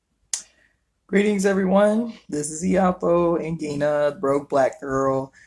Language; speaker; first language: English; native; English